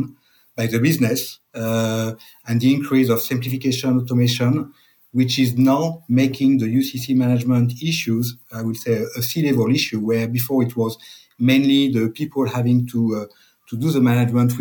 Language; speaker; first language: English; non-native, fluent; French